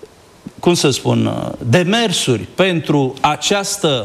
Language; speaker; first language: Romanian; native; Romanian